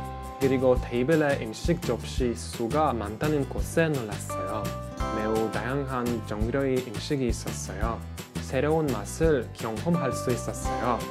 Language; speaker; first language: Korean; non-native, learner; Norwegian